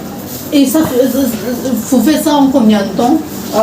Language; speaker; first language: French; non-native, local second language; Malagasy